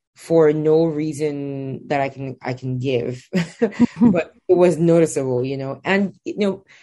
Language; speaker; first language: English; non-native, local second language; Igbo